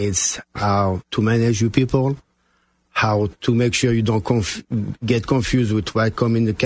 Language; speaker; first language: English; non-native, fluent; French